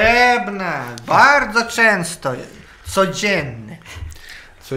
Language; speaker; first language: Polish; non-native, learner; Russian